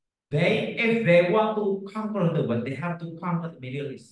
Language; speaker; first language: English; non-native, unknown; Indonesian